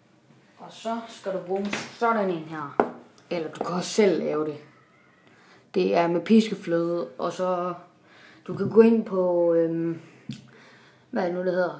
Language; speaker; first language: Danish; native; Danish